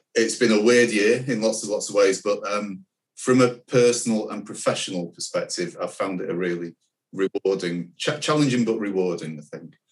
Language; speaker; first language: English; native; English